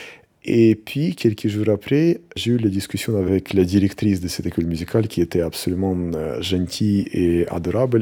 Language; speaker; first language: French; non-native, fluent; Russian